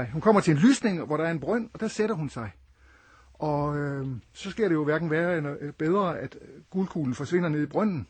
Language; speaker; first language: Danish; native; Danish